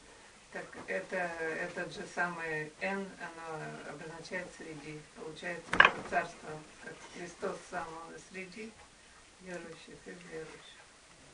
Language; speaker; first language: Russian; native; Russian